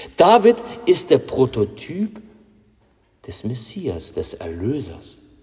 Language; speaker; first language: German; non-native, fluent; Russian